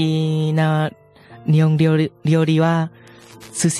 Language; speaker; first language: Japanese; non-native, learner; Vietnamese